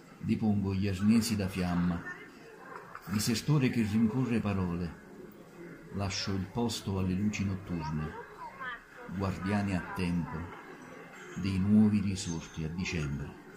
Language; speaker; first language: Italian; native; Italian